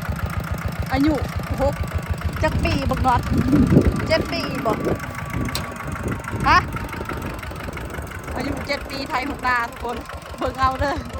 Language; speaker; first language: Thai; non-native, local second language; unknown